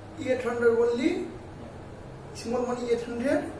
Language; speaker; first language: English; non-native, learner; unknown